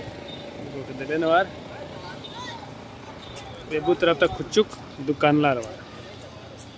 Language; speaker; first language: Turkish; non-native, fluent; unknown